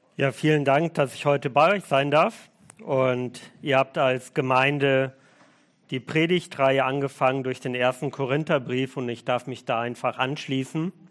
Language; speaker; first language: German; early bilingual, other home language; Russian